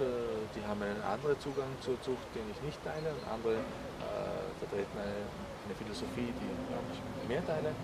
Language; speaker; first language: German; native; German